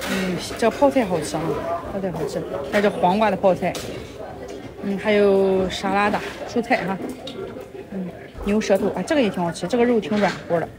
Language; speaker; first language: Chinese; native; Chinese